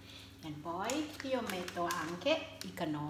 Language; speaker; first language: Italian; non-native, learner; Thai